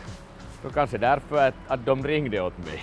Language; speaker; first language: Swedish; non-native, fluent; Finnish